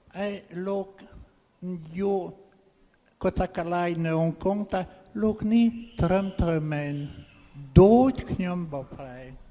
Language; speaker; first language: Khmer; non-native, fluent; French